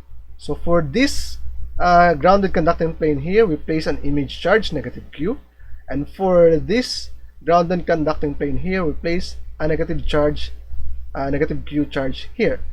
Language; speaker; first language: English; non-native, local second language; Filipino